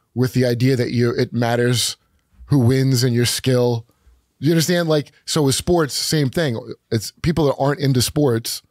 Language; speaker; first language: English; native; English